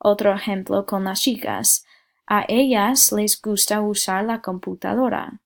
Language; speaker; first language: Spanish; non-native, fluent; English